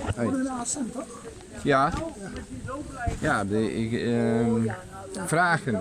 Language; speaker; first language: Dutch; non-native, learner; Polish